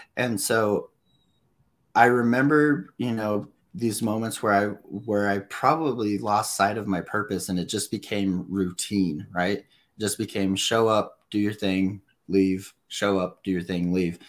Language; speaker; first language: English; native; English